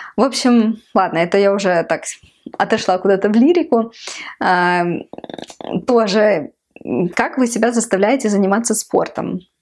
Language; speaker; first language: Russian; non-native, local second language; Ukrainian